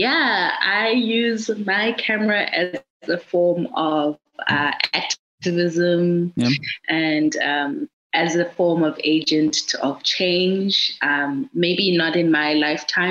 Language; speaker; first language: English; non-native, local second language; Xhosa